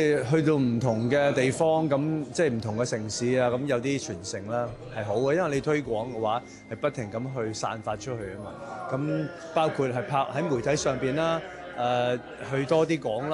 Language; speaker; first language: Cantonese; native; Cantonese